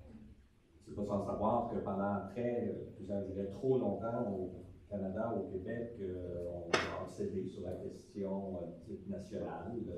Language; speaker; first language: French; native; French